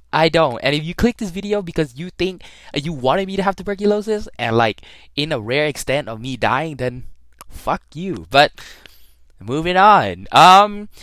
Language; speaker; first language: English; early bilingual, other home language; Thai